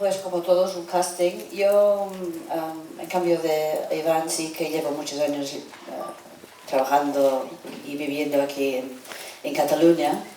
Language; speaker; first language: Spanish; non-native, fluent; English